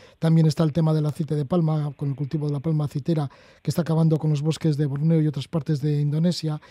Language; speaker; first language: Spanish; native; Spanish